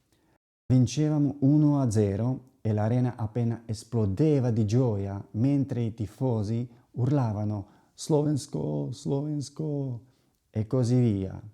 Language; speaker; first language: Italian; non-native, fluent; Slovak